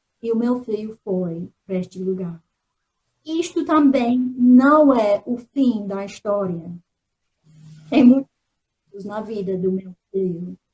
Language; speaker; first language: Portuguese; non-native, fluent; English